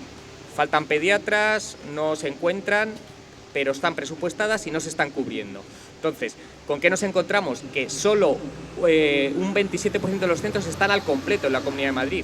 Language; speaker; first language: Spanish; native; Spanish